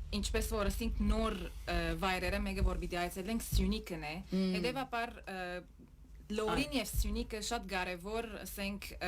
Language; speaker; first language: Armenian; native; Armenian